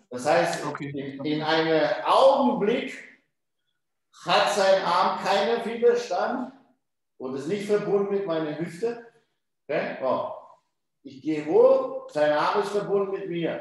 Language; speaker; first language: German; non-native, fluent; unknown